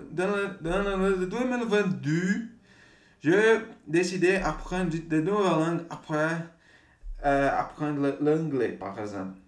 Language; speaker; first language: French; non-native, learner; Portuguese